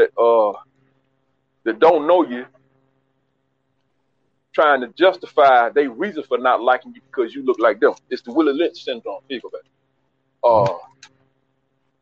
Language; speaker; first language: English; native; English